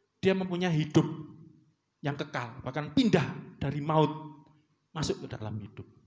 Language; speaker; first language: Indonesian; native; Indonesian